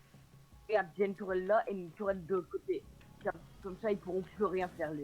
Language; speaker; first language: French; native; French